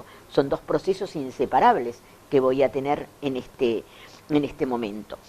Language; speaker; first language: Spanish; native; Spanish